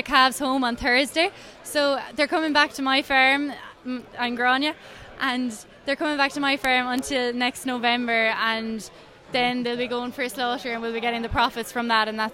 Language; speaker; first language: English; native; English